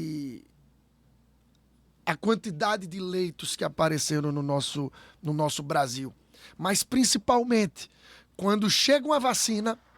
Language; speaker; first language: Portuguese; native; Portuguese